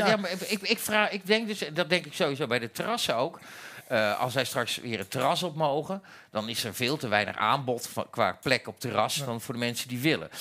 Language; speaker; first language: Dutch; native; Dutch